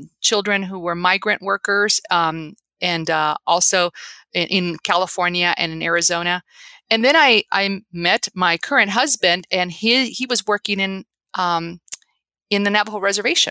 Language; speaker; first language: English; early bilingual, other home language; Spanish